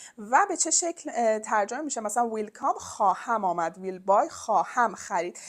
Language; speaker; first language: Persian; native; Persian